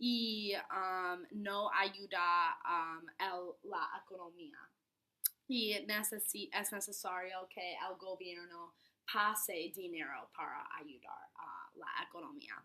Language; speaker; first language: Spanish; non-native, learner; English